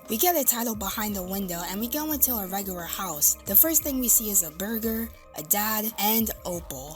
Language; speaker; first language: English; native; English